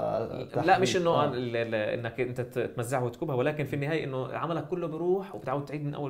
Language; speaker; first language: Arabic; native; Arabic